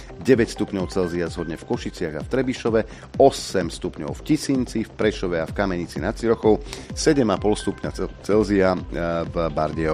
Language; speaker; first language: Slovak; native; Slovak